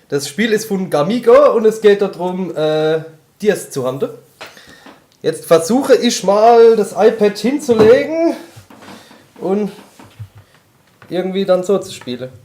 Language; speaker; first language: German; native; German